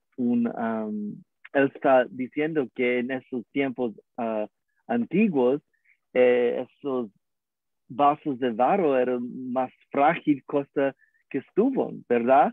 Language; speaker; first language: Spanish; non-native, learner; English